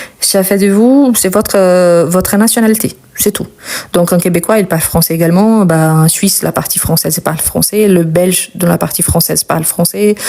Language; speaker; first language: French; non-native, fluent; Portuguese